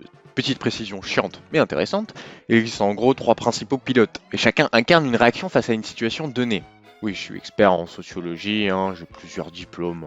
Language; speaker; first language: French; native; French